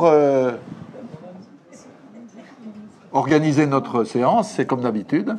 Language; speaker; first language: French; native; French